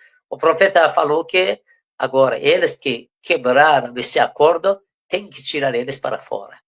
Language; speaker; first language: Portuguese; non-native, fluent; Persian